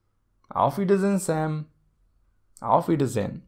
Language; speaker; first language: German; non-native, fluent; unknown